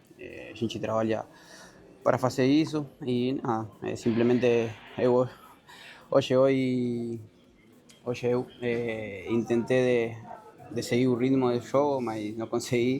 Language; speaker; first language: Portuguese; non-native, learner; Spanish